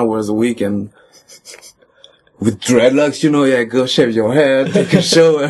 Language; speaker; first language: English; non-native, fluent; French